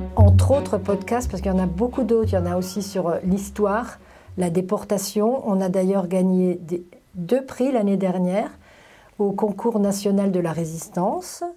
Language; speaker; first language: French; native; French